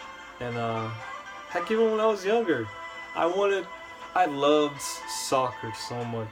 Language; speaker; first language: English; native; English